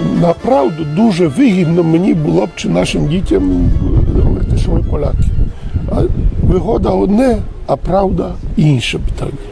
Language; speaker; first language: Ukrainian; early bilingual, heritage; Ukrainian